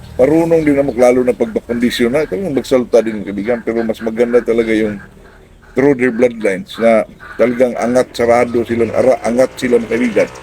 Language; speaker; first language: Filipino; non-native, local second language; Cebuano